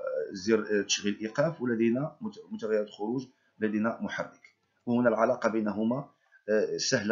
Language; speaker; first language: Arabic; native; Arabic